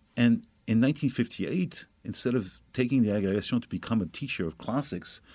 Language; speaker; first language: English; non-native, fluent; French